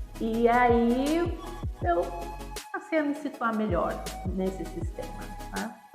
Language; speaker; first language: Portuguese; native; Portuguese